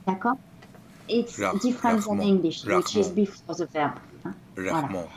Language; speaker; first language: English; non-native, fluent; French